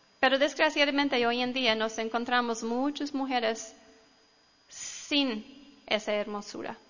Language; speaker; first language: Spanish; non-native, fluent; English